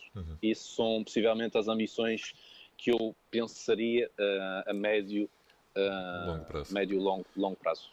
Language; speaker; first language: Portuguese; early bilingual, other home language; French